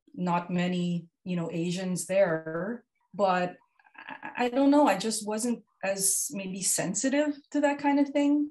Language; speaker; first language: English; non-native, local second language; Filipino